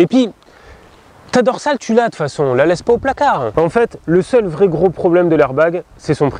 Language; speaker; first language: French; native; French